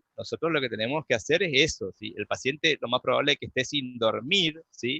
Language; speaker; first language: Spanish; native; Spanish